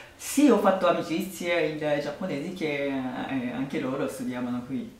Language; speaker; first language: Italian; non-native, fluent; Japanese